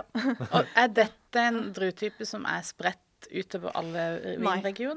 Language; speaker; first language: Norwegian; native; Norwegian